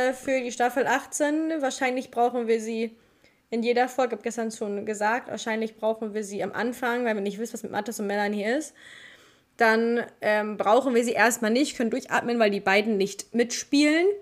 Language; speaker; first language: German; native; German